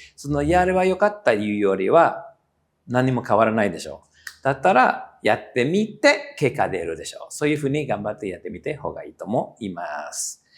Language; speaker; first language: Japanese; non-native, fluent; Spanish